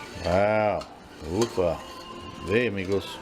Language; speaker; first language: Portuguese; non-native, learner; English